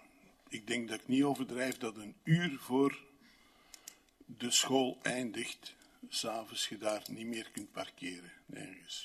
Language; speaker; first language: Dutch; native; Dutch